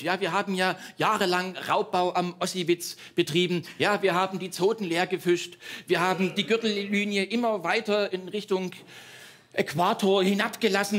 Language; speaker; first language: German; native; German